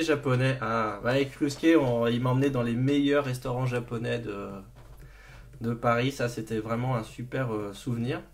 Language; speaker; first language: French; native; French